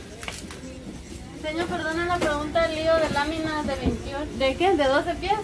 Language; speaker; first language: Spanish; native; Spanish